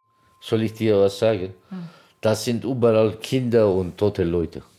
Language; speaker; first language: German; non-native, local second language; Turkish